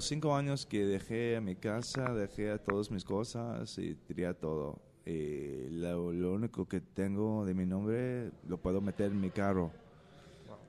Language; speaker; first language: Spanish; non-native, learner; English